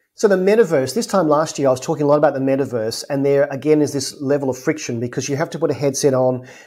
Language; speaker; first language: English; native; English